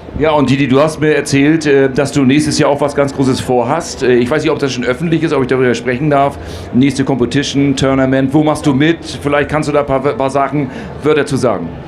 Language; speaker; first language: German; native; German